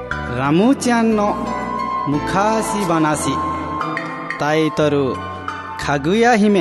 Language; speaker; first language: Japanese; non-native, fluent; Nepali